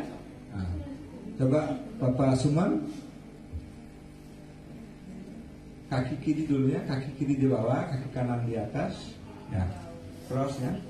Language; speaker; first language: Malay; non-native, fluent; Bangla